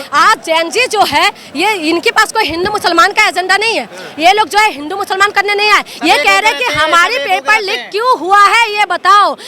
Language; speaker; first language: Hindi; non-native, local second language; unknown